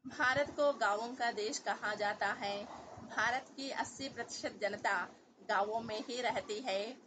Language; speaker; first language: Hindi; non-native, local second language; Telugu